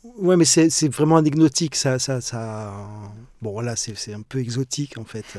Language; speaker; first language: French; native; French